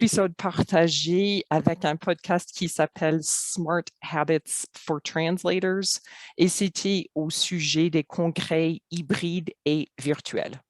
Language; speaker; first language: French; non-native, fluent; English